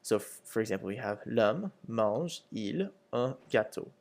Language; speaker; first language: French; non-native, fluent; English